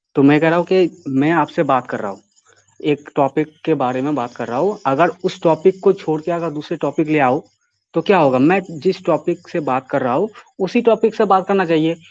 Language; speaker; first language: Hindi; non-native, local second language; Bangla